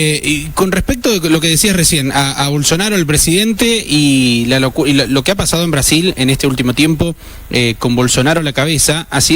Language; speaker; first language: Spanish; native; Spanish